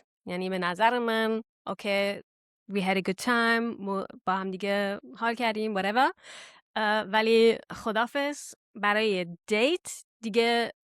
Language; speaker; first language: Persian; early bilingual, heritage; Persian